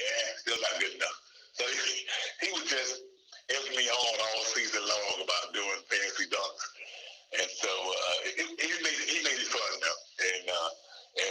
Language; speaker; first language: English; native; English